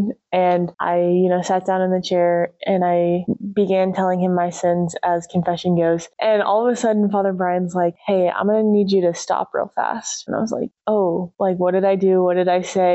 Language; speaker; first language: English; native; English